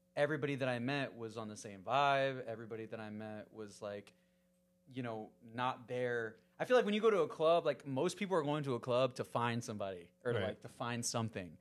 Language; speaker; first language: English; early bilingual, other home language; Spanish